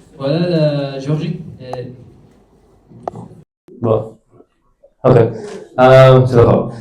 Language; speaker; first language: French; non-native, fluent; English